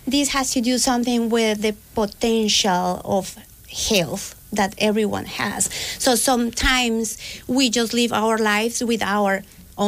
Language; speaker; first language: English; non-native, fluent; Spanish